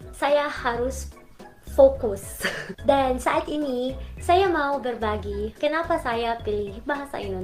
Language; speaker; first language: Indonesian; non-native, fluent; Filipino